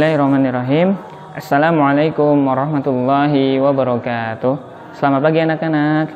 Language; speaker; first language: Indonesian; native; Indonesian